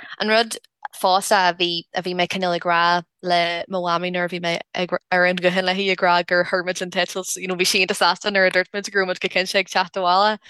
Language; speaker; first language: Irish; non-native, local second language; English